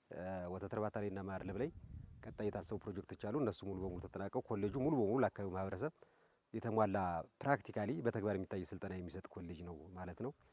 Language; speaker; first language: Amharic; native; Amharic